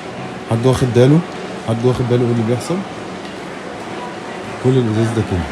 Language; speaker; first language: Arabic; native; Arabic